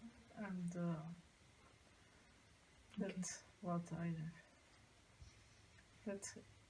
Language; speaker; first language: English; non-native, learner; Arabic